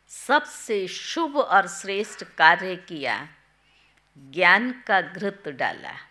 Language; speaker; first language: Hindi; non-native, local second language; Gujarati